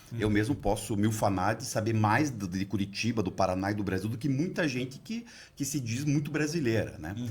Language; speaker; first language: Portuguese; native; Portuguese